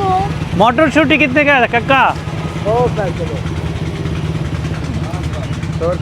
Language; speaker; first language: Hindi; non-native, learner; Bangla